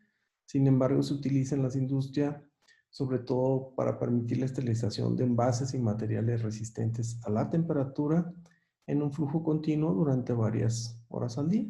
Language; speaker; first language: Spanish; native; Spanish